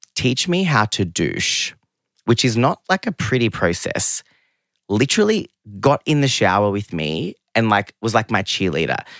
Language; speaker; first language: English; early bilingual, other home language; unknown